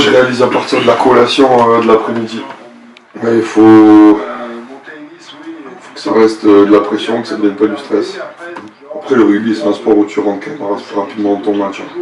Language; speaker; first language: French; native; French